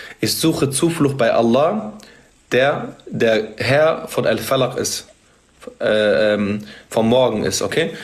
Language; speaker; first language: German; early bilingual, other home language; Arabic